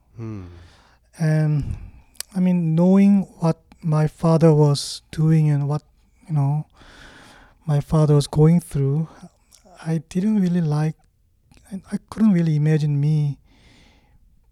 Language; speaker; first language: English; non-native, fluent; Korean